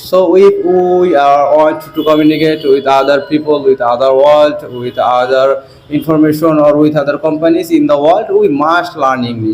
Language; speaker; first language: English; non-native, learner; Bangla